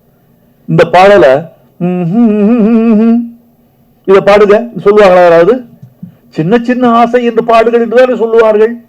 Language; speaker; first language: Tamil; native; Tamil